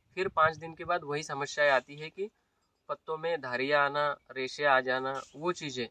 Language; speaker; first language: Hindi; non-native, local second language; Marathi